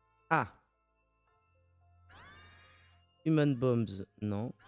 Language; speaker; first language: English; non-native, learner; French